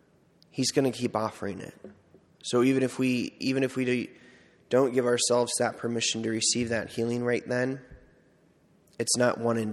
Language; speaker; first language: English; native; English